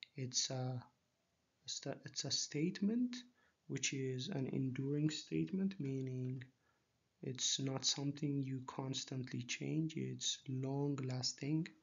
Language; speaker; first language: English; non-native, local second language; Amharic